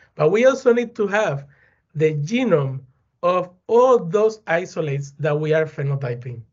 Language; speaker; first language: English; non-native, fluent; Spanish